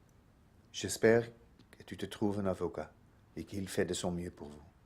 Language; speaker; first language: French; non-native, learner; Dutch